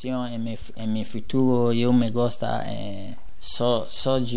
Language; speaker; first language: Spanish; non-native, learner; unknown